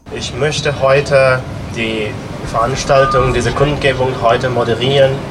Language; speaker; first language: German; non-native, fluent; Persian